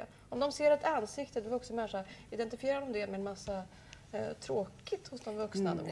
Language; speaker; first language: Swedish; native; Swedish